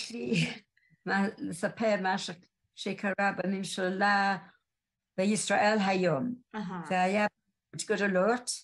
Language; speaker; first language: Hebrew; non-native, learner; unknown